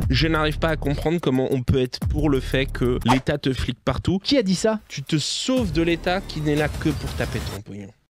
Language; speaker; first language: French; native; French